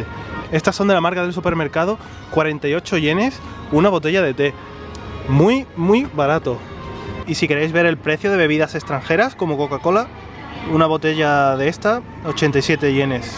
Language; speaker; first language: Spanish; native; Spanish